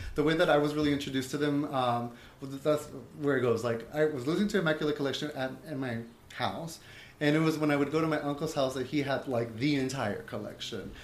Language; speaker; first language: English; native; English